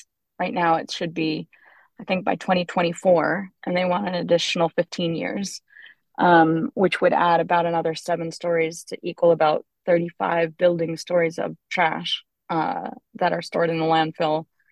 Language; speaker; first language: English; native; English